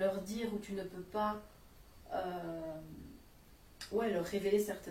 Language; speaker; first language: French; native; French